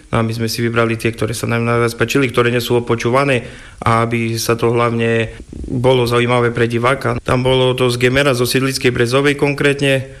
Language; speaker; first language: Slovak; non-native, local second language; Rusyn